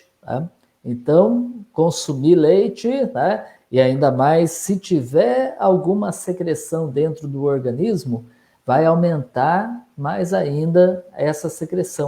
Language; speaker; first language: Portuguese; native; Portuguese